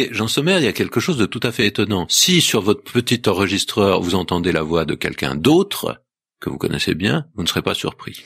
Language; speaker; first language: French; native; French